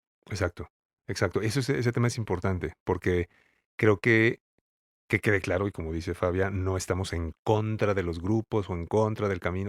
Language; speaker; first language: Spanish; native; Spanish